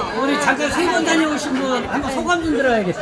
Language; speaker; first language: Korean; native; Korean